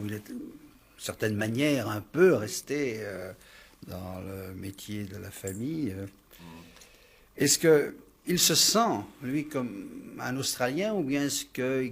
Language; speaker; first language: French; native; French